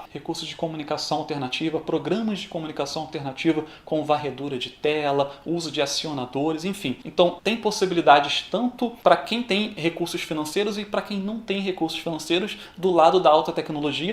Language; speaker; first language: Portuguese; native; Portuguese